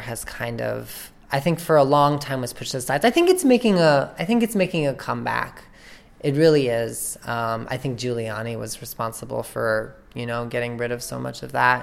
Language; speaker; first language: English; native; English